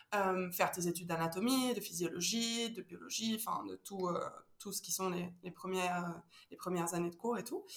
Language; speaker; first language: French; early bilingual, heritage; Spanish